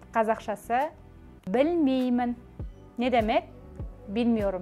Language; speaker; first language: Turkish; non-native, fluent; Kazakh